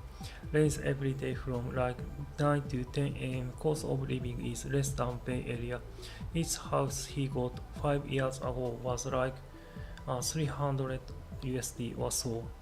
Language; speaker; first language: English; non-native, learner; Japanese